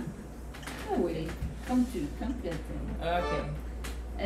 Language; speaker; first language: French; native; French